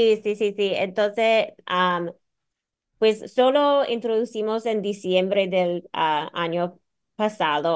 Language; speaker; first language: Spanish; non-native, fluent; English